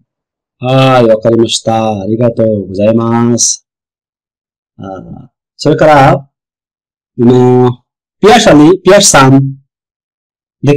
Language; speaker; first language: Japanese; non-native, fluent; Bangla